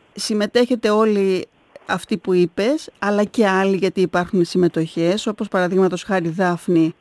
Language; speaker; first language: Greek; native; Greek